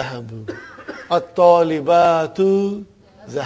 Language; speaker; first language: Arabic; non-native, fluent; Urdu